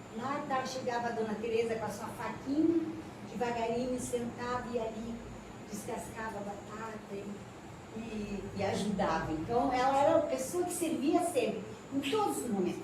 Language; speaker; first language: Portuguese; native; Portuguese